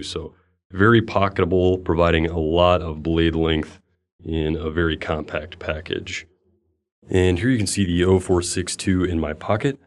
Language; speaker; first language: English; native; English